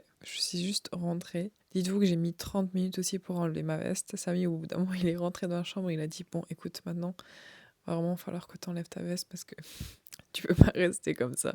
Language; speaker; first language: French; native; French